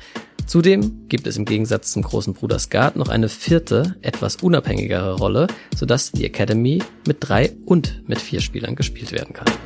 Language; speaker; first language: German; native; German